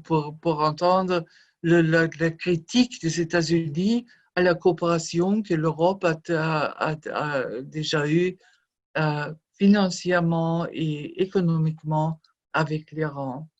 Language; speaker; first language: French; non-native, fluent; German